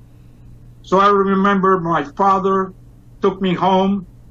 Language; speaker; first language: English; non-native, fluent; Spanish